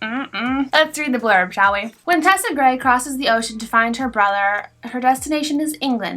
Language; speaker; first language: English; native; English